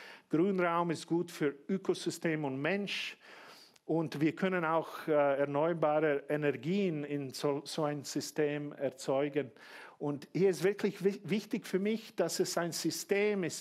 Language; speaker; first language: German; non-native, fluent; Slovak